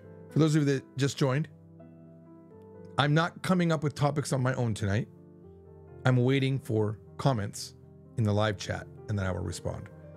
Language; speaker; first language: English; native; English